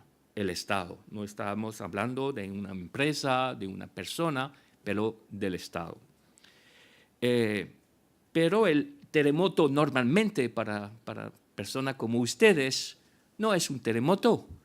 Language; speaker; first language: Spanish; non-native, fluent; French